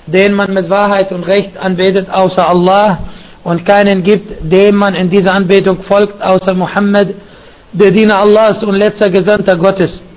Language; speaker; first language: German; non-native, fluent; Arabic